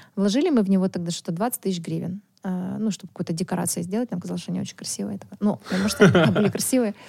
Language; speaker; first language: Russian; native; Russian